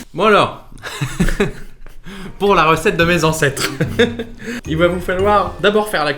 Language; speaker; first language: French; native; French